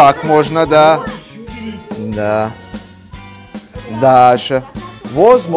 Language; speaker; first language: Russian; non-native, learner; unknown